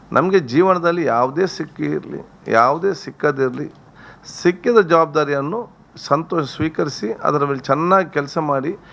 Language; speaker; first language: Kannada; non-native, local second language; Badaga